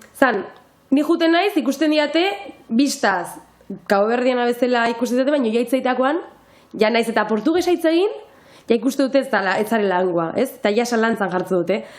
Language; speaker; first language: Basque; non-native, local second language; Spanish